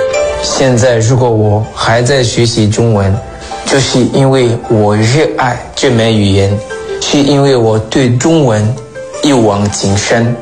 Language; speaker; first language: Chinese; non-native, fluent; French